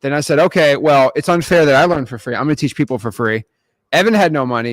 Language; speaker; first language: English; native; English